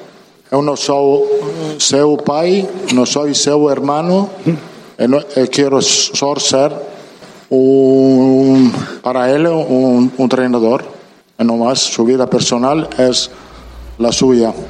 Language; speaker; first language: Portuguese; non-native, learner; Italian